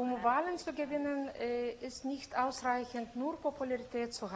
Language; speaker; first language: German; non-native, fluent; Lithuanian